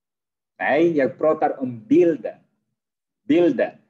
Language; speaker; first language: Swedish; non-native, fluent; Arabic